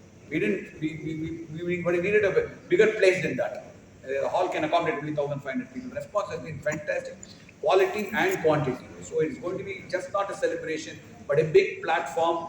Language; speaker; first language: English; non-native, local second language; Tamil